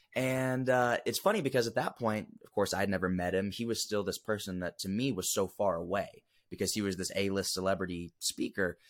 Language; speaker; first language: English; native; English